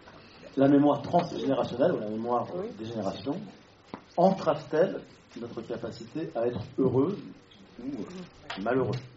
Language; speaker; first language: French; native; French